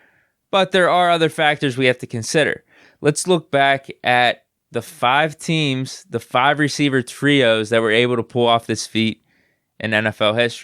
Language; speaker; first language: English; native; English